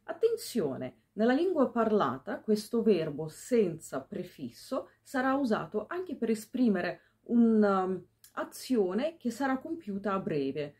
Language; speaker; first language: Italian; non-native, fluent; Russian